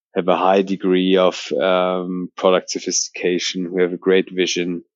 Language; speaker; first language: English; non-native, fluent; German